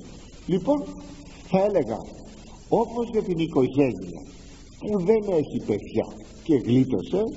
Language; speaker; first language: Greek; native; Greek